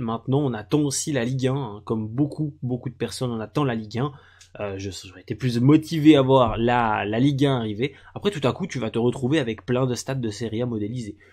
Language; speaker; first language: French; native; French